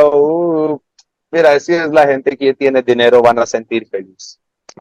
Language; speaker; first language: Spanish; non-native, learner; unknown